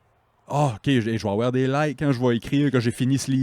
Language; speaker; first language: French; native; French